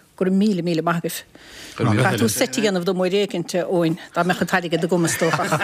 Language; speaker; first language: Irish; native; Irish